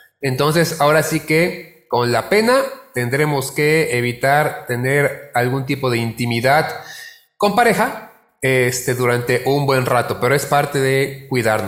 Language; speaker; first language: Spanish; native; Spanish